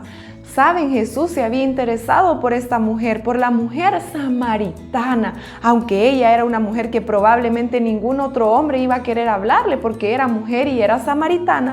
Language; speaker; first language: Spanish; native; Spanish